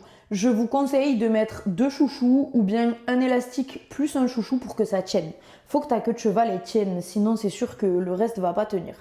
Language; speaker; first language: French; native; French